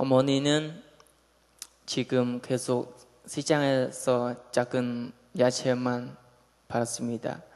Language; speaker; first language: Korean; non-native, learner; Khmer